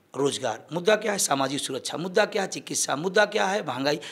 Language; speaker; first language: Hindi; native; Hindi